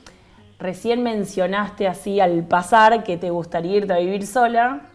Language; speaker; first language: Spanish; native; Spanish